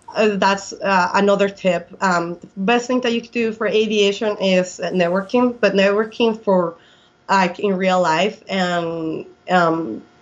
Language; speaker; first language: English; non-native, fluent; Spanish